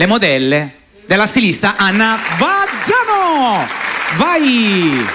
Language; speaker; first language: Italian; native; Italian